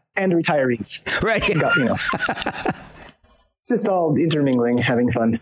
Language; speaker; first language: English; native; English